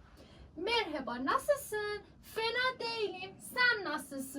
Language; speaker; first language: Turkish; non-native, learner; Persian